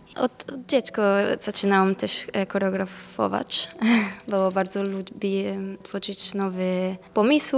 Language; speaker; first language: Polish; non-native, fluent; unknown